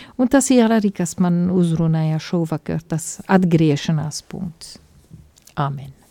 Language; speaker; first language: Latvian; non-native, fluent; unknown